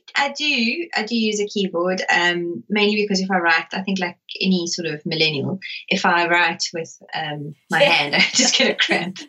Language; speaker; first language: English; native; English